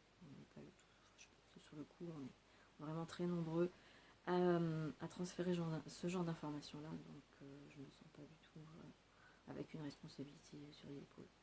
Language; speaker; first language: French; native; French